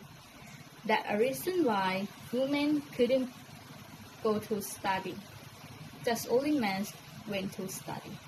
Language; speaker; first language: English; non-native, learner; Thai